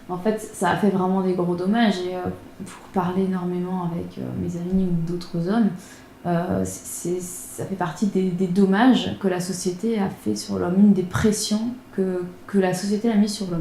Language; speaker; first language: French; native; French